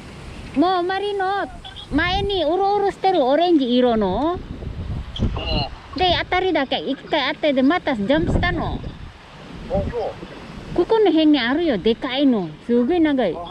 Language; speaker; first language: Japanese; non-native, learner; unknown